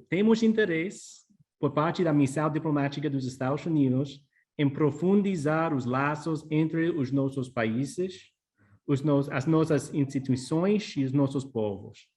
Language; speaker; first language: Portuguese; non-native, fluent; English